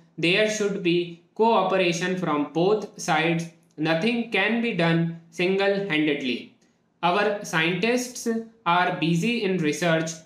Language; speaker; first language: English; non-native, local second language; Hindi